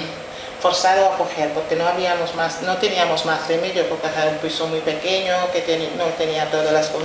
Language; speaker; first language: Spanish; non-native, fluent; Wolof